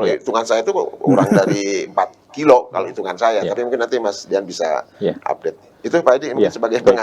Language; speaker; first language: Indonesian; native; Indonesian